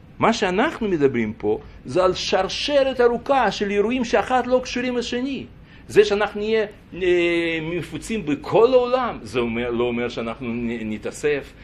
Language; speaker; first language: Hebrew; non-native, fluent; Russian